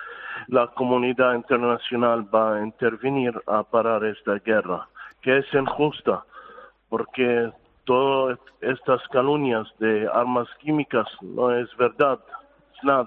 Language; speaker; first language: Spanish; non-native, fluent; Arabic